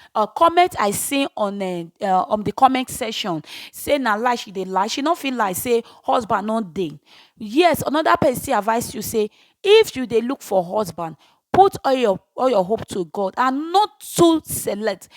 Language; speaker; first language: Nigerian Pidgin; native; Nigerian Pidgin